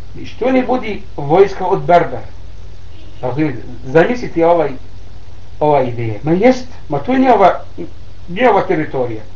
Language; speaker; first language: Bosnian; non-native, learner; Arabic